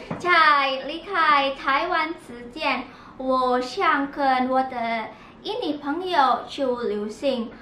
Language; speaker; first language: Chinese; non-native, learner; Indonesian